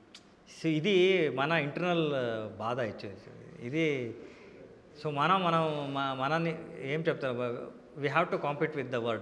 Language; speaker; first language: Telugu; non-native, learner; Kannada